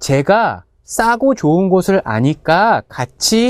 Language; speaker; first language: Korean; native; Korean